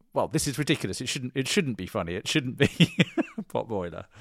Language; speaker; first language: English; native; English